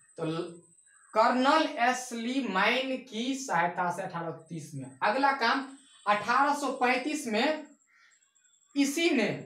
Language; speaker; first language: Hindi; native; Hindi